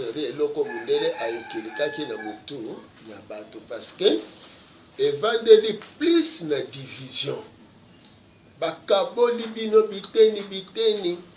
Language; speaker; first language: Lingala; non-native, local second language; Kongo